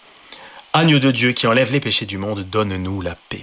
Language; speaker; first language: French; native; French